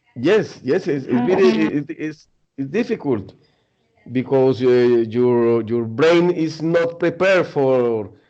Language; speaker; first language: English; non-native, learner; Spanish